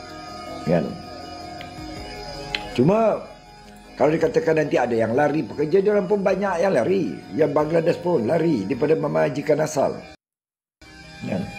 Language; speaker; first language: Malay; native; Malay